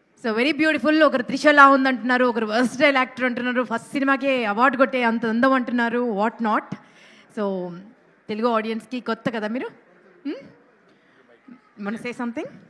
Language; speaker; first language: Telugu; native; Telugu